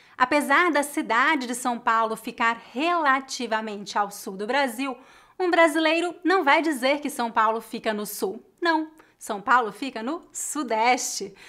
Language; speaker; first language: Portuguese; native; Portuguese